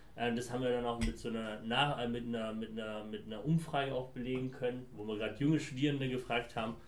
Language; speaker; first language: German; early bilingual, other home language; Persian